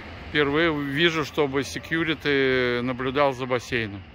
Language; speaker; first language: Russian; native; Russian